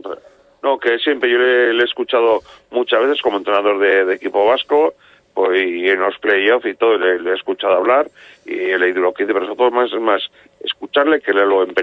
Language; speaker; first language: Spanish; native; Spanish